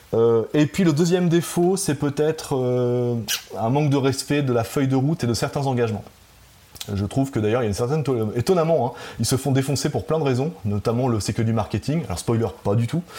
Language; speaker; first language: French; native; French